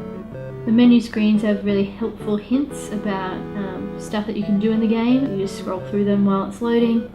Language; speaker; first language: English; native; English